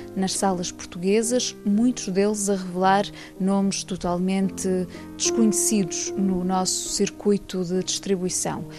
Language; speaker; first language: Portuguese; native; Portuguese